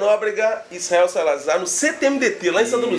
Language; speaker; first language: Portuguese; native; Portuguese